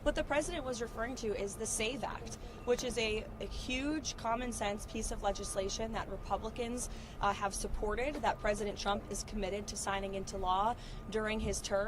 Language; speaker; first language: English; native; English